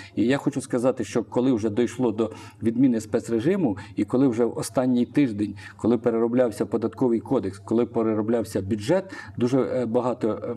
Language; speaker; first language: Ukrainian; non-native, local second language; Russian